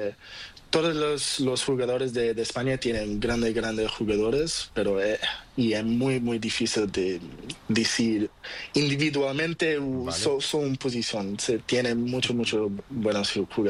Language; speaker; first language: Spanish; non-native, learner; Portuguese